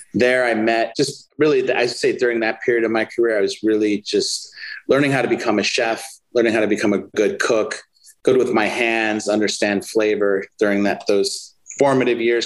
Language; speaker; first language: English; native; English